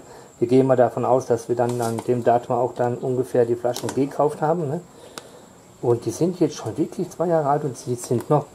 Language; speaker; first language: German; native; German